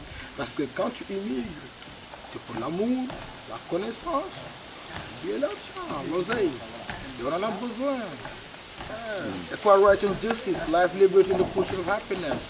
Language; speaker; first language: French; non-native, local second language; Wolof